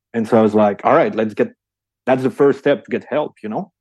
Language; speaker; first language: English; non-native, fluent; French